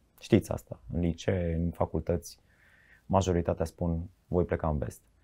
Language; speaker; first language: Romanian; native; Romanian